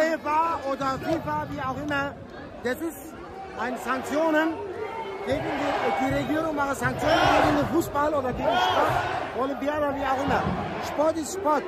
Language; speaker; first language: German; non-native, fluent; Turkish